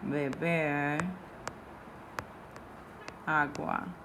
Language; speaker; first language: Spanish; non-native, fluent; English